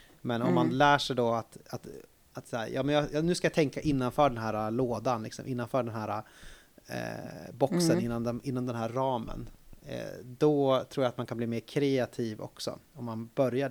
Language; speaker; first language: Swedish; native; Swedish